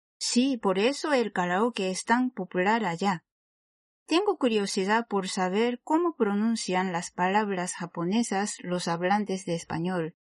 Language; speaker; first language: Spanish; non-native, fluent; Japanese